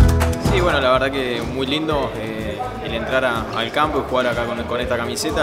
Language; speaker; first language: Spanish; native; Spanish